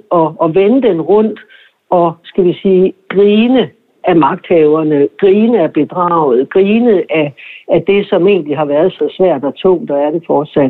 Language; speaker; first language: Danish; native; Danish